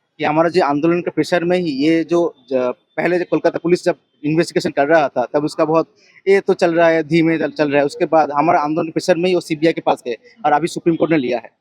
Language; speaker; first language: Hindi; non-native, local second language; Bangla